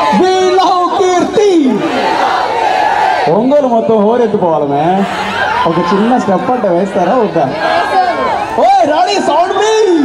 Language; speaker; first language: Telugu; native; Telugu